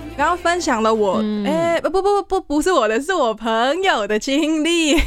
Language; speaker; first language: Chinese; non-native, local second language; Cantonese